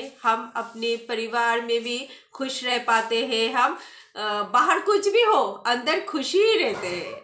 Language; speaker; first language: Hindi; non-native, local second language; Bangla